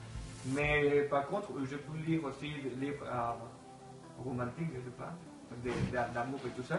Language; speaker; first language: French; non-native, learner; Spanish